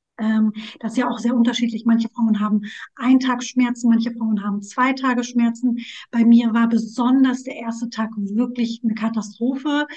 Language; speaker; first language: German; early bilingual, other home language; Turkish